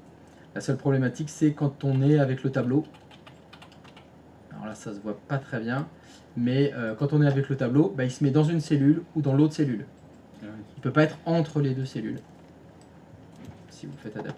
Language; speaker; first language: French; native; French